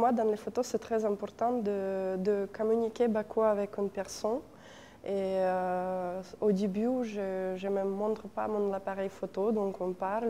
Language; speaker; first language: French; non-native, fluent; Russian